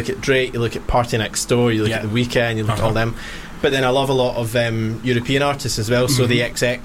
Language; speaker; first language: English; native; English